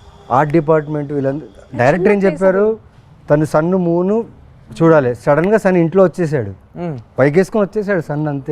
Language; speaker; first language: Telugu; native; Telugu